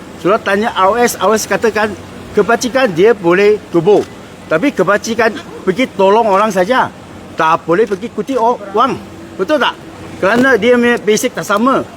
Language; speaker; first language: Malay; non-native, local second language; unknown